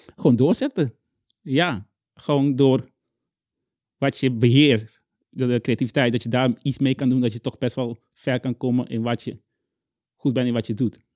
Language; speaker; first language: Dutch; non-native, local second language; Papiamento